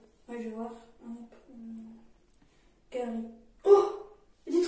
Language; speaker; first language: French; native; French